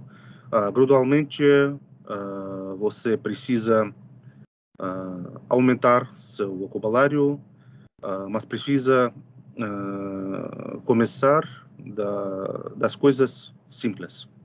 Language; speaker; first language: Portuguese; non-native, fluent; Russian